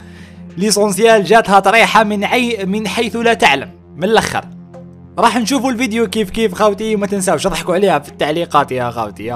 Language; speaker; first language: Arabic; native; Arabic